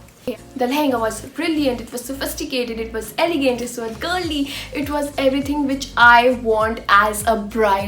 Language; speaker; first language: English; non-native, local second language; Hindi